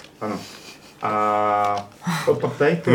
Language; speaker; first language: Czech; native; Czech